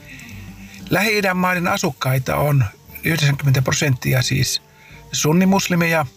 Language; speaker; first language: Finnish; native; Finnish